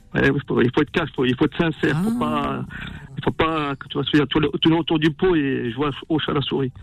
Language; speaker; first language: French; native; French